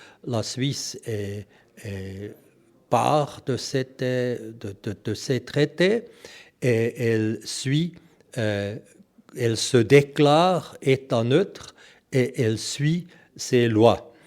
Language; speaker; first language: French; non-native, local second language; German